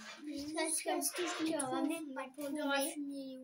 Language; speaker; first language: French; native; French